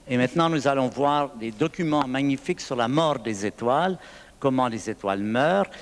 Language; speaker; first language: French; native; French